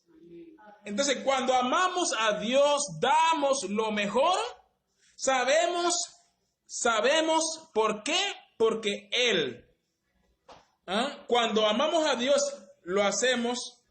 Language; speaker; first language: Spanish; native; Spanish